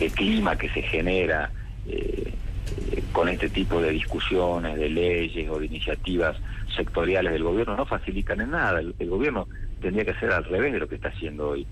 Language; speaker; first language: Spanish; native; Spanish